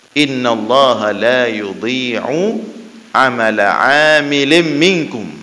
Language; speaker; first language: Malay; non-native, local second language; Achinese